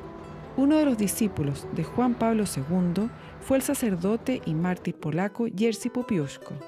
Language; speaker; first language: Spanish; native; Spanish